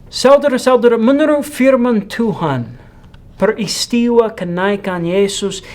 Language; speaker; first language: Malay; non-native, fluent; English